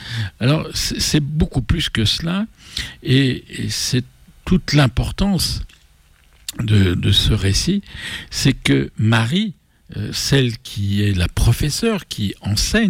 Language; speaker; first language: French; native; French